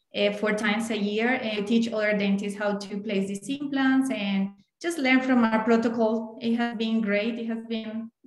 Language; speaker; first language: English; non-native, fluent; Spanish